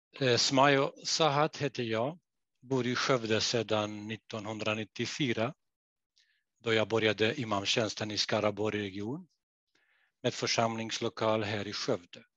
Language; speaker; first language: Swedish; non-native, fluent; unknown